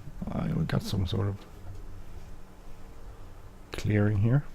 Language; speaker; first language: English; non-native, fluent; Swedish